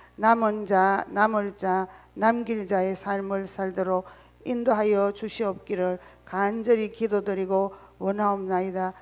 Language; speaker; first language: Korean; native; Korean